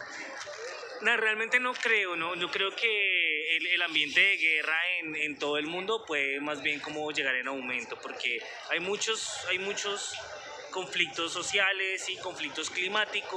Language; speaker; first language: Spanish; native; Spanish